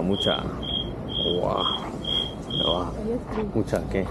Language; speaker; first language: Spanish; early bilingual, heritage; Spanish